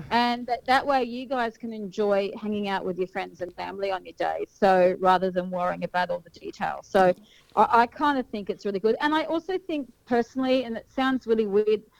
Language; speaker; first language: English; native; English